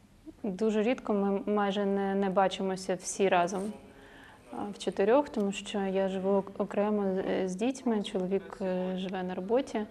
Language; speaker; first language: Ukrainian; non-native, local second language; Russian